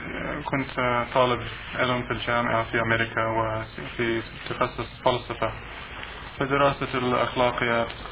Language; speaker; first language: Arabic; non-native, fluent; English